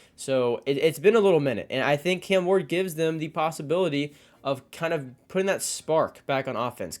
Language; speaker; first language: English; native; English